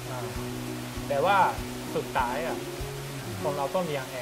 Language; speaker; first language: Thai; non-native, fluent; Japanese